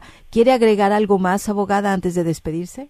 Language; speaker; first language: Spanish; native; Spanish